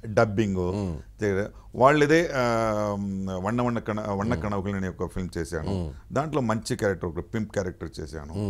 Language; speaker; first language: Telugu; non-native, learner; Tamil